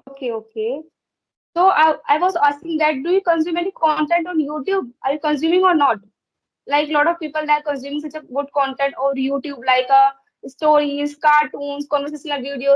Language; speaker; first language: English; non-native, learner; Hindi